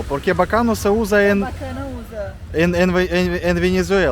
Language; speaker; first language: Portuguese; non-native, learner; Russian